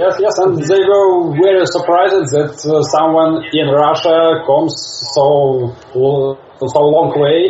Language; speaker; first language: English; non-native, learner; Russian